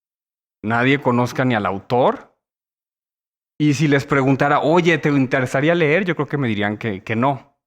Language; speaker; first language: Spanish; native; Spanish